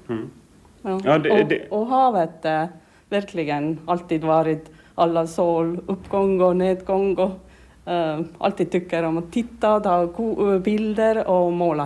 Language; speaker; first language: Swedish; non-native, learner; Estonian